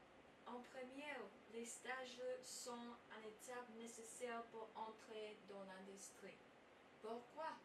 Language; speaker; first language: French; non-native, learner; English